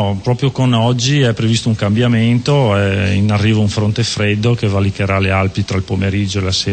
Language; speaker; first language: Italian; native; Italian